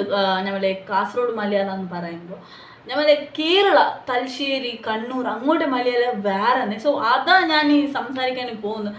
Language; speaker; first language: Malayalam; non-native, local second language; Tulu